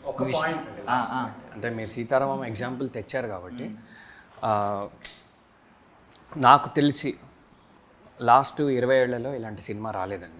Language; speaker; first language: Telugu; native; Telugu